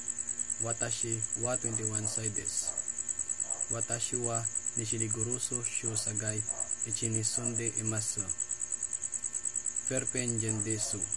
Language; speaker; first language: Japanese; non-native, learner; Filipino